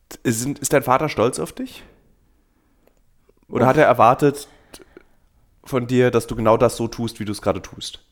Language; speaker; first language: German; native; German